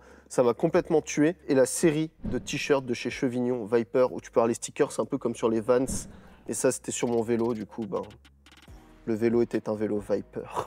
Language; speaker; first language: French; native; French